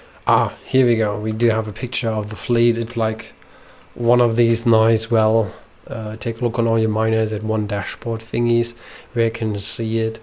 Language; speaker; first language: English; non-native, fluent; German